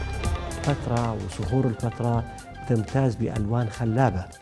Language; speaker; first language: Arabic; native; Arabic